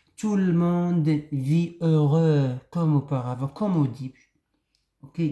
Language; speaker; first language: French; non-native, local second language; Arabic